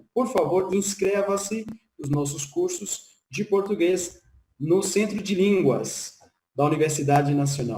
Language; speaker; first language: Portuguese; non-native, fluent; Spanish